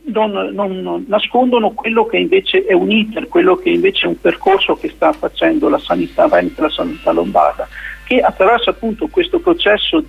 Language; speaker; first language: Italian; native; Italian